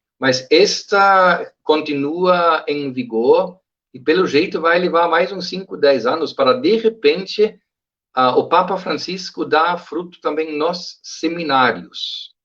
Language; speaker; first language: Portuguese; non-native, fluent; German